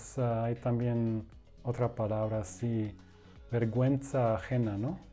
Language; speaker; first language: Spanish; non-native, fluent; German